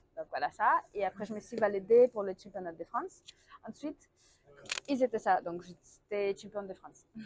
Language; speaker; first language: French; non-native, learner; Russian